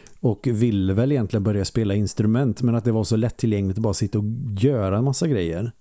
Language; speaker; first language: Swedish; native; Swedish